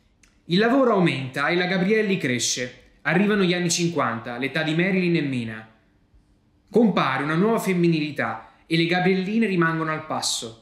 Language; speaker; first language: Italian; native; Italian